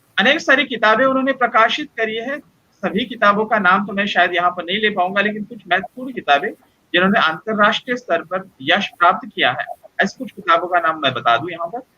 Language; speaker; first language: Hindi; non-native, local second language; Marathi